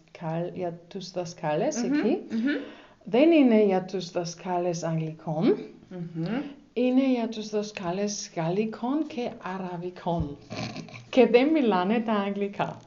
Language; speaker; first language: Greek; non-native, learner; German